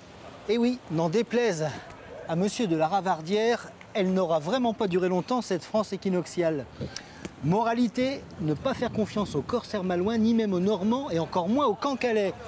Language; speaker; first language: French; native; French